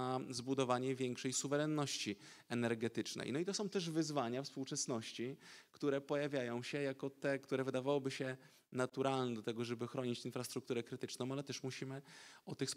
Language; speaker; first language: Polish; native; Polish